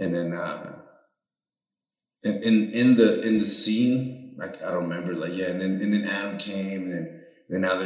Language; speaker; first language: English; early bilingual, other home language; Spanish